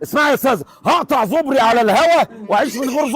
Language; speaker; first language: Arabic; native; Arabic